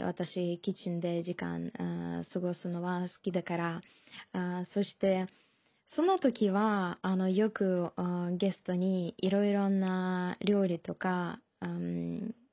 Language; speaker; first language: Japanese; non-native, learner; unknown